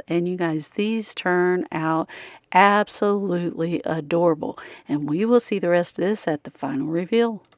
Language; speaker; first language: English; native; English